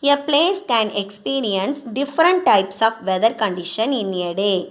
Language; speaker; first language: English; non-native, local second language; Tamil